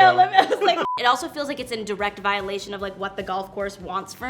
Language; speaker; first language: English; native; English